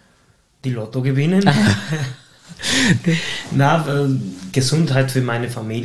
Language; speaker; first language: German; non-native, fluent; Spanish